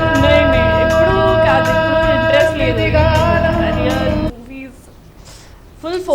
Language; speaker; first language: Telugu; non-native, learner; Hindi